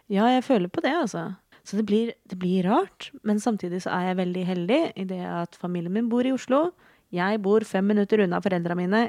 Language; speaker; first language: Norwegian; native; Norwegian